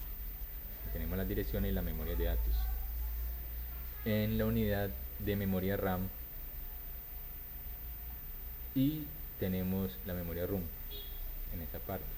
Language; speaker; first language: Spanish; native; Spanish